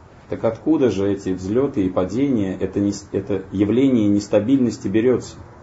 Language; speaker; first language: Russian; native; Russian